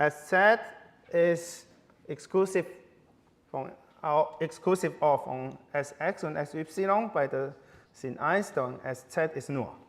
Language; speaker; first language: German; non-native, learner; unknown